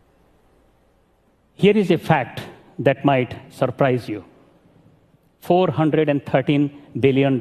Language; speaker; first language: English; non-native, local second language; Odia